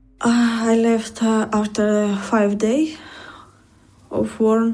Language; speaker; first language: English; non-native, learner; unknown